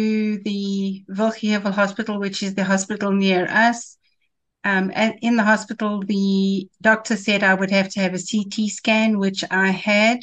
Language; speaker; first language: English; native; English